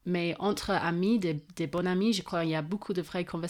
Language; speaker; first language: French; non-native, fluent; English